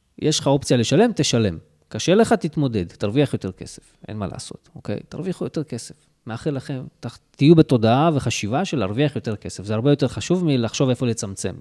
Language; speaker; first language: Hebrew; early bilingual, other home language; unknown